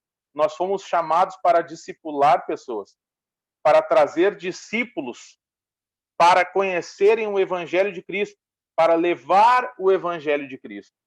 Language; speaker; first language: Portuguese; native; Portuguese